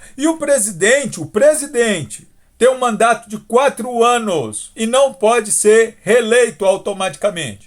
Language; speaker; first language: Portuguese; native; Portuguese